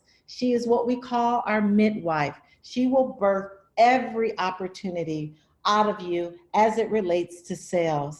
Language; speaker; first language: English; native; English